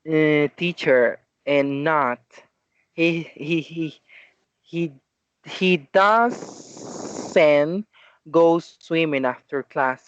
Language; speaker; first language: English; non-native, learner; Spanish